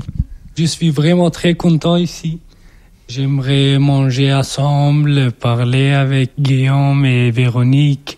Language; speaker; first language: French; non-native, learner; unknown